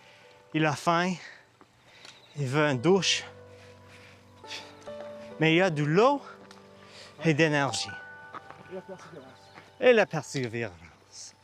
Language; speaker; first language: French; non-native, learner; English